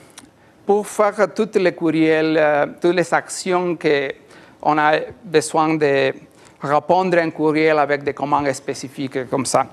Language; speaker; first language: French; non-native, learner; Spanish